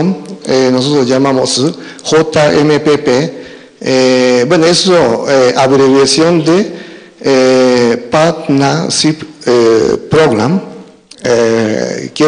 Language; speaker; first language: Spanish; non-native, fluent; Japanese